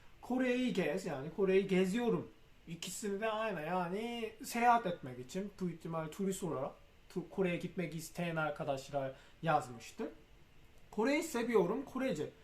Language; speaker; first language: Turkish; non-native, fluent; Korean